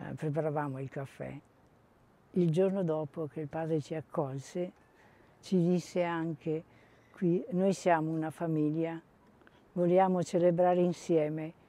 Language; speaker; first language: Italian; native; Italian